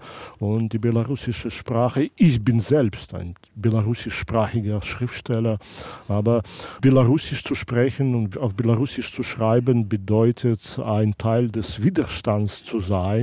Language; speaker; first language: German; non-native, local second language; Belarusian